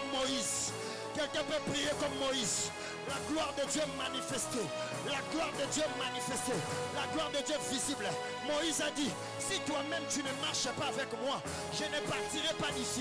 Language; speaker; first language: French; non-native, local second language; Lingala